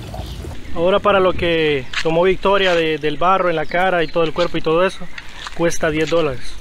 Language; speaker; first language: Spanish; native; Spanish